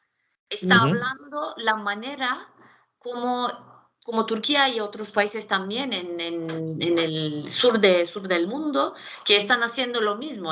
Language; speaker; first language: Spanish; non-native, fluent; Turkish